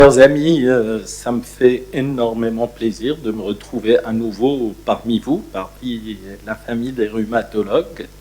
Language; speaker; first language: French; non-native, local second language; Arabic